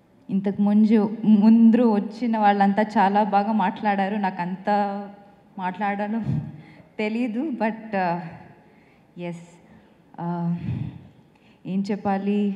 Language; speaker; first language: Telugu; non-native, fluent; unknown